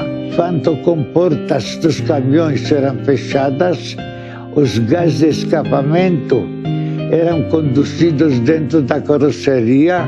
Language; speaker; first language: Portuguese; non-native, fluent; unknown